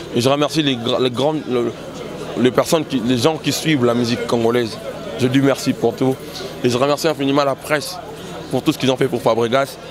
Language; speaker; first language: French; non-native, local second language; Lingala